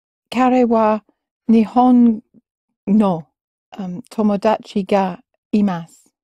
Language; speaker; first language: Japanese; non-native, learner; English